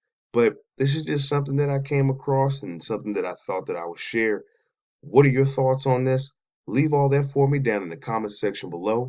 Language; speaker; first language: English; native; English